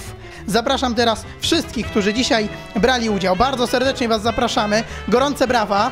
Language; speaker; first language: Polish; native; Polish